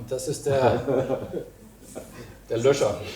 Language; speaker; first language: German; native; German